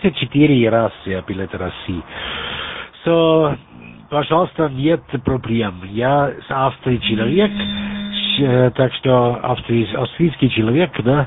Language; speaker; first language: Russian; non-native, learner; German